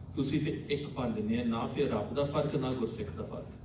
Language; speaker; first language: Punjabi; early bilingual, heritage; Punjabi